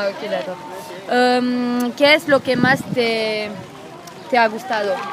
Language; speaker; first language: Spanish; non-native, learner; French